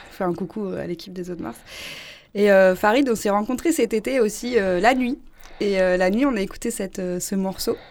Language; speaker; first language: French; native; French